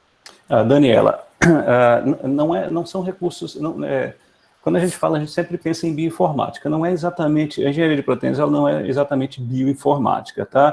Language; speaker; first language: Portuguese; native; Portuguese